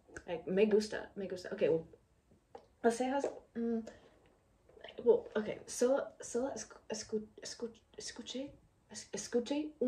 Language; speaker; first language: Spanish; non-native, learner; English